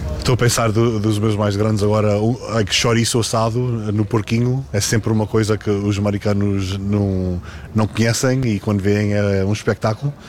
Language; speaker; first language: Portuguese; early bilingual, heritage; Portuguese